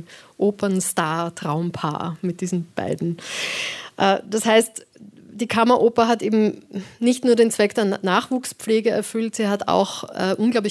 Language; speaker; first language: German; native; German